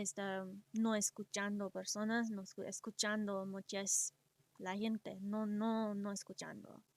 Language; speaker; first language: Spanish; early bilingual, other home language; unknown